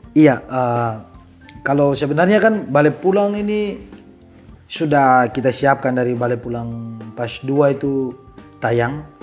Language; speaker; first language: Indonesian; native; Indonesian